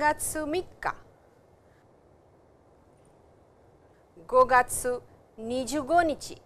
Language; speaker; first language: Japanese; non-native, fluent; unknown